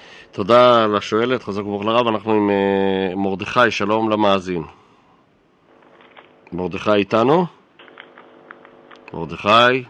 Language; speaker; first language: Hebrew; native; Hebrew